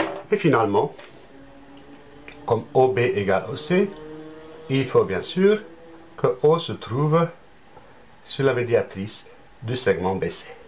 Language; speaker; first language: French; native; French